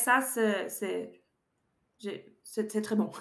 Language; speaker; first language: French; non-native, learner; German